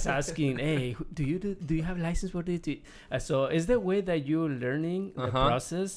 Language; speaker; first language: English; non-native, learner; Spanish